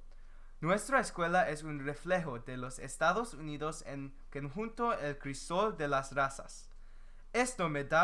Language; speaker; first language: Spanish; non-native, learner; English